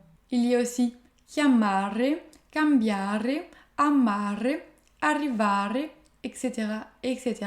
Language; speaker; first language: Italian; non-native, learner; French